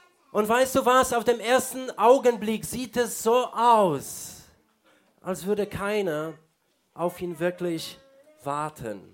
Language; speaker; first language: German; non-native, fluent; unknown